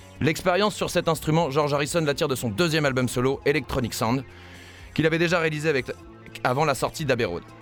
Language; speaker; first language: French; native; French